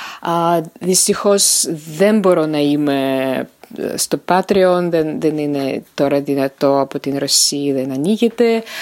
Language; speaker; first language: Greek; non-native, learner; Russian